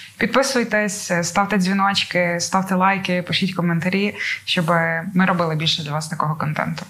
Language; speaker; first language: Ukrainian; native; Ukrainian